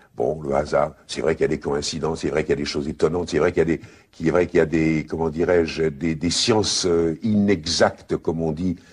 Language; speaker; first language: French; native; French